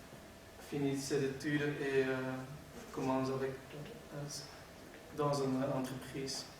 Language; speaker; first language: French; non-native, learner; Dutch